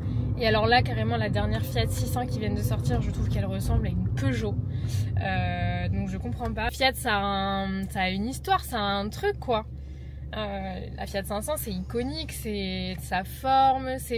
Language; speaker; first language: French; native; French